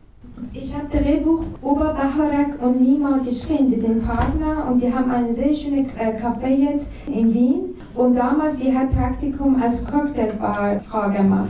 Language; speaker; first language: German; non-native, fluent; Persian